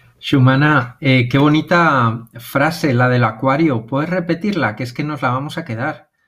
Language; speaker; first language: Spanish; native; Spanish